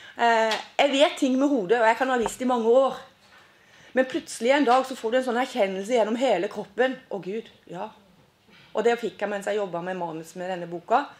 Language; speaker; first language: Norwegian; native; Norwegian